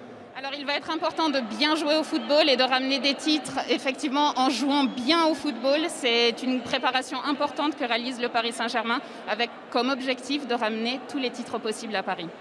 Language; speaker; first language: French; native; French